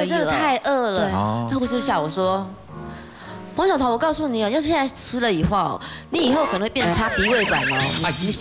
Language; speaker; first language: Chinese; native; Chinese